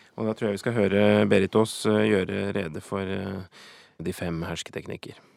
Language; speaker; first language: Norwegian; native; Norwegian